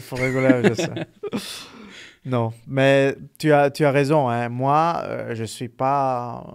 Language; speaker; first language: French; non-native, fluent; Italian